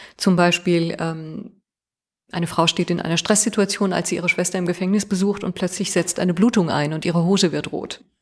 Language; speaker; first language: German; early bilingual, other home language; Persian